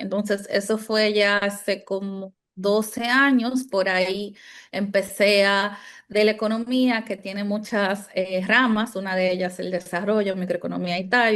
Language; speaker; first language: Spanish; native; Spanish